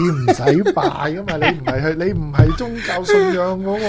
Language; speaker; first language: Chinese; native; Chinese